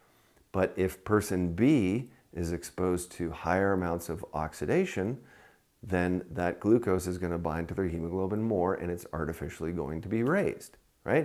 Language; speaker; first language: English; native; English